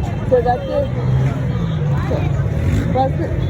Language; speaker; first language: French; non-native, local second language; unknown